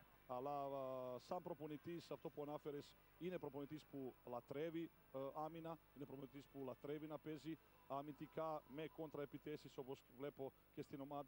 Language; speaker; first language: Greek; non-native, fluent; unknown